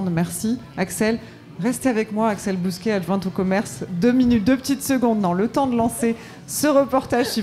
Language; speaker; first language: French; native; French